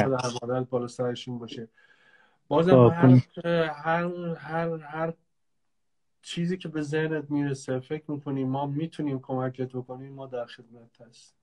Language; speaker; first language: Persian; native; Persian